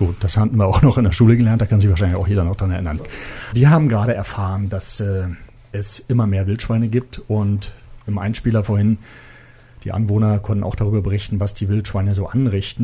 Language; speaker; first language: German; native; German